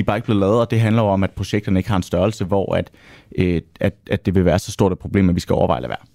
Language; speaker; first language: Danish; native; Danish